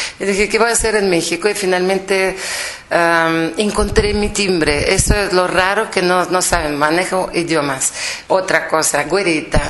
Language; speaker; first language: Spanish; non-native, fluent; Russian